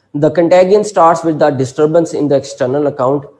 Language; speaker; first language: English; non-native, local second language; Urdu